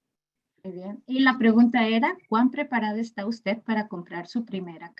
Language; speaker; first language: Spanish; native; Spanish